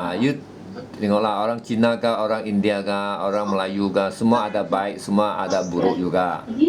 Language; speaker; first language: Malay; non-native, local second language; Chinese